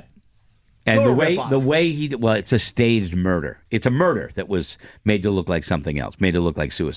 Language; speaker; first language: English; native; English